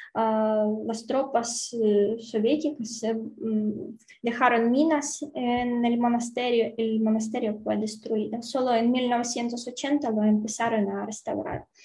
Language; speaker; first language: Spanish; non-native, learner; Ukrainian